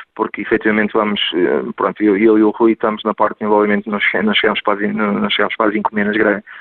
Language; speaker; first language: Portuguese; native; Portuguese